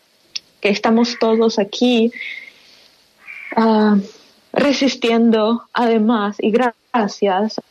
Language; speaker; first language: Spanish; non-native, fluent; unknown